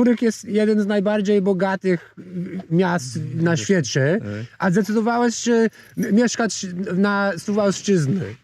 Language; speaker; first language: Polish; non-native, fluent; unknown